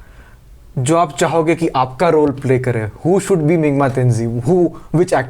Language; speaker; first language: Hindi; native; Hindi